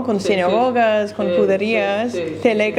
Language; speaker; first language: Spanish; non-native, learner; English